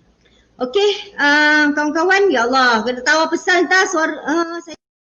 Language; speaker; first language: Malay; native; Malay